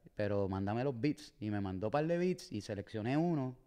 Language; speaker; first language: Spanish; native; Spanish